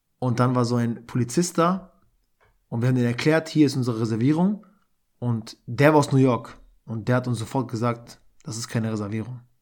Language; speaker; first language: German; early bilingual, other home language; Albanian